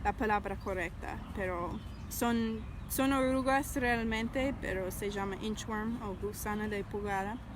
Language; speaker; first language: Spanish; non-native, learner; English